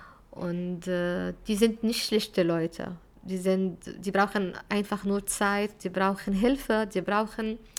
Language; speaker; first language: German; non-native, fluent; Arabic